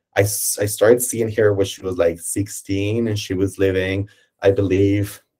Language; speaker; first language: English; non-native, fluent; Spanish